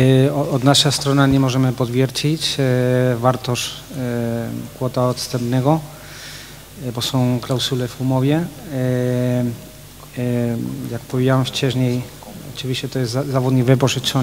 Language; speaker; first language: Polish; non-native, learner; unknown